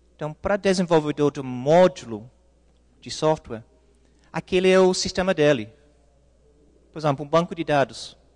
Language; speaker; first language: Portuguese; non-native, fluent; English